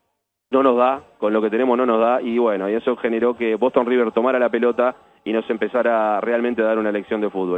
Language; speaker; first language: Spanish; native; Spanish